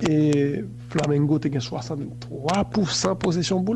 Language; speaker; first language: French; non-native, local second language; Haitian Creole